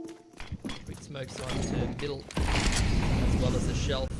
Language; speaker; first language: English; native; English